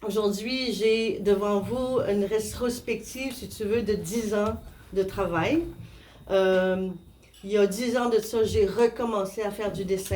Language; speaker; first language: French; non-native, fluent; Spanish